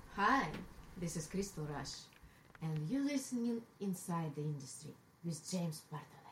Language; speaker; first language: English; non-native, learner; Russian